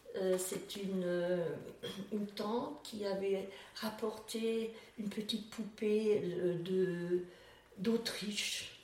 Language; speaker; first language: French; non-native, local second language; Swiss German